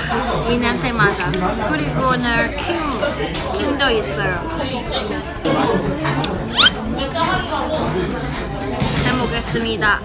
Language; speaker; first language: Korean; non-native, learner; Cantonese